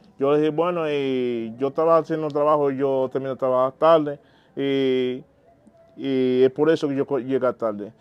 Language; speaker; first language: Spanish; non-native, learner; Haitian Creole